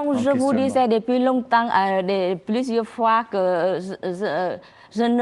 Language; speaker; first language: French; non-native, learner; Vietnamese